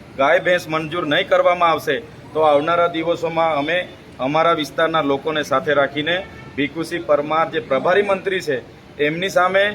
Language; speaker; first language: Gujarati; non-native, local second language; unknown